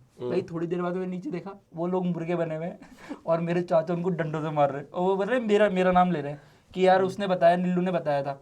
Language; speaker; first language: Hindi; native; Hindi